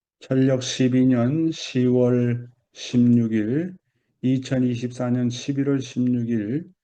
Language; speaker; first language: Korean; native; Korean